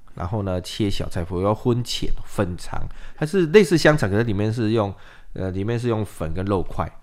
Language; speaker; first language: Chinese; non-native, local second language; Min Nan Chinese